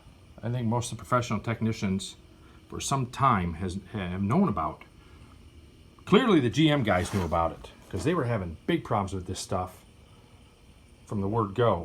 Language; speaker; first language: English; native; English